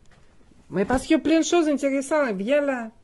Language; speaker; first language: French; non-native, learner; Russian